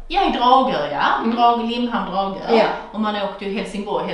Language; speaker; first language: Swedish; native; Swedish